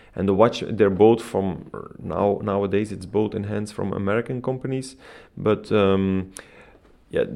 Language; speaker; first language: English; non-native, fluent; Dutch